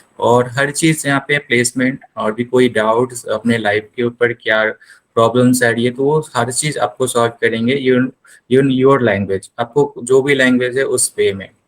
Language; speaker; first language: Hindi; native; Hindi